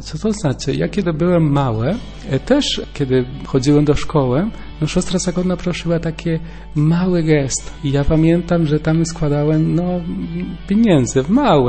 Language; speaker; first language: Polish; non-native, learner; Spanish